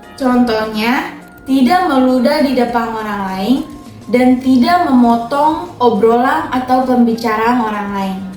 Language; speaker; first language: Indonesian; non-native, local second language; Tetum